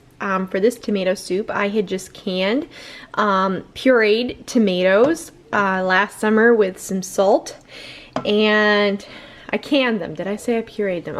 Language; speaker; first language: English; native; English